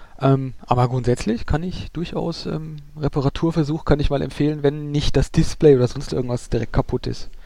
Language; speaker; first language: German; native; German